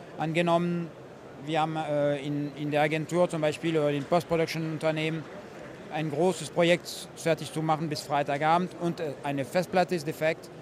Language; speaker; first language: German; non-native, fluent; French